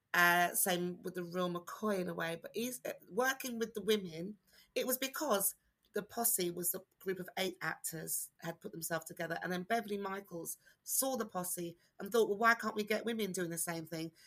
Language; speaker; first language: English; native; English